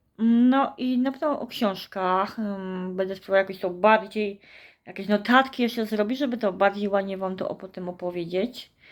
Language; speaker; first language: Polish; native; Polish